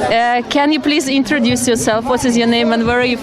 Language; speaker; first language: English; non-native, fluent; Russian